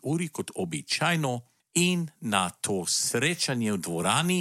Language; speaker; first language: Slovenian; native; Slovenian